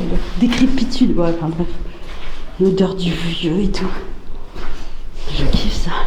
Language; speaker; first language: French; native; French